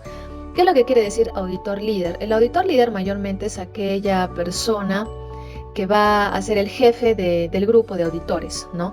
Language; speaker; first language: Spanish; native; Spanish